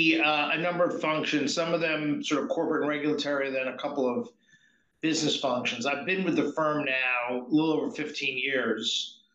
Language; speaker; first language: English; native; English